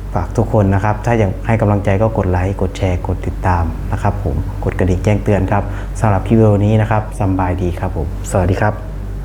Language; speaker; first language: Thai; non-native, fluent; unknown